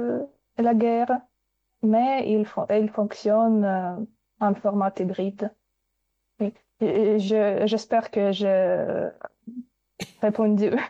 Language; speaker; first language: French; non-native, fluent; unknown